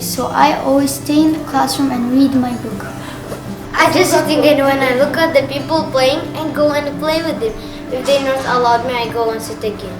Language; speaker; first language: English; non-native, learner; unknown